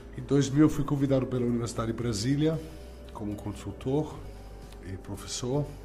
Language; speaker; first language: Portuguese; non-native, fluent; German